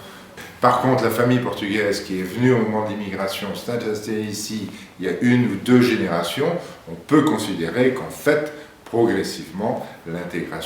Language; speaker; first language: French; native; French